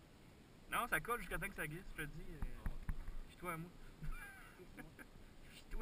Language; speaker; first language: French; native; French